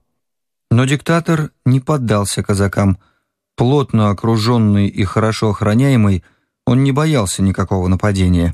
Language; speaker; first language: Russian; native; Russian